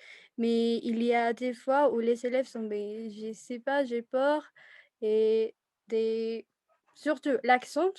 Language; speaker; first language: French; non-native, fluent; Spanish